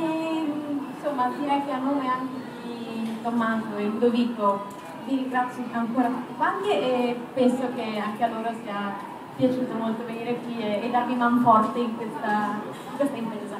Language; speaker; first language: Italian; native; Italian